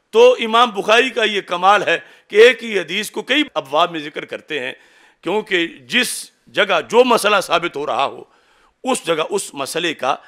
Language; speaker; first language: Urdu; non-native, local second language; Punjabi